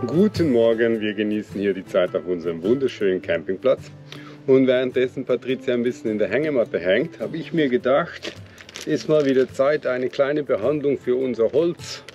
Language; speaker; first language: German; native; German